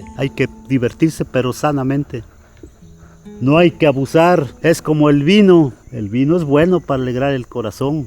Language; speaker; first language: Spanish; native; Spanish